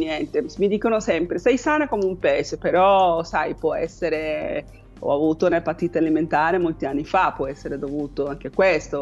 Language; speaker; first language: Italian; non-native, fluent; Spanish